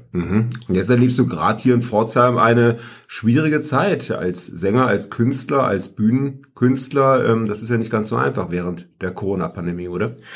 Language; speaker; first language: German; native; German